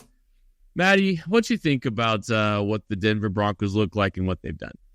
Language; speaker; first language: English; native; English